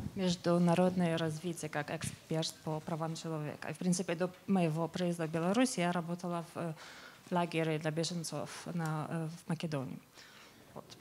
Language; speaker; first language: Russian; non-native, fluent; English